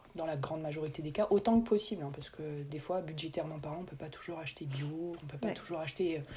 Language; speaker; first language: French; native; French